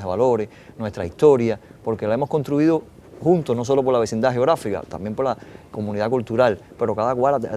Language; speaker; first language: Spanish; native; Spanish